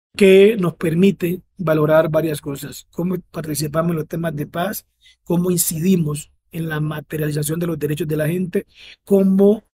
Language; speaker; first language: Spanish; native; Spanish